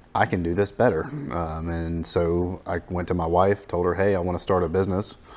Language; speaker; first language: English; native; English